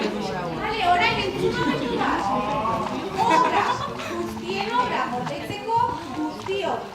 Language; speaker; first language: Basque; non-native, local second language; Spanish